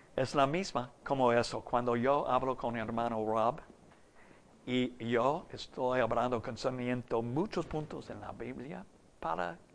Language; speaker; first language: Spanish; non-native, learner; English